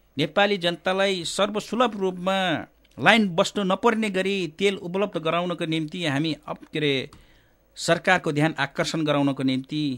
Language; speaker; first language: Nepali; non-native, local second language; Eastern Tamang